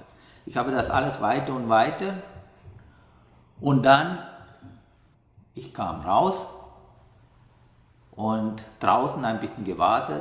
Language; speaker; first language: German; non-native, learner; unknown